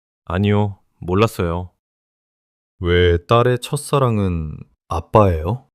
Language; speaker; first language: Korean; early bilingual, heritage; English